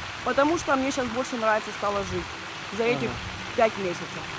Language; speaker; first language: Russian; native; Russian